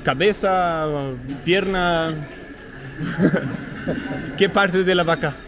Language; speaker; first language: Spanish; non-native, learner; Danish